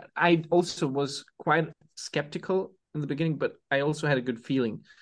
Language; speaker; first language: English; non-native, fluent; Serbian